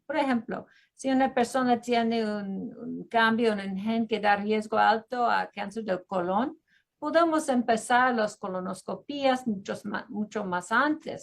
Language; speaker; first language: Spanish; early bilingual, heritage; Spanish